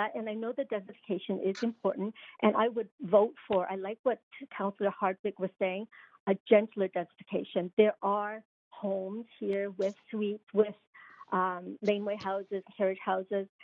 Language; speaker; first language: English; non-native, local second language; Cantonese